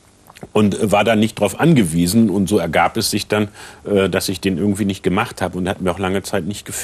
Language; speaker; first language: German; native; German